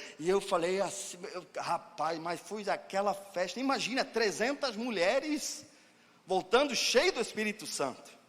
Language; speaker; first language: Portuguese; non-native, fluent; German